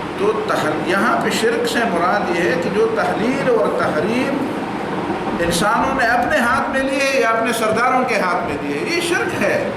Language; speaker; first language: Urdu; non-native, local second language; Pashto